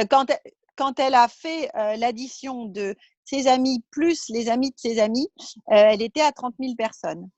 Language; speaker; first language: French; native; French